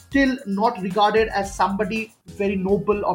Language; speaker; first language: English; non-native, local second language; Bangla